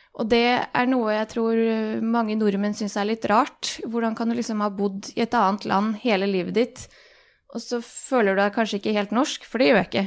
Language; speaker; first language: Norwegian; early bilingual, other home language; Bosnian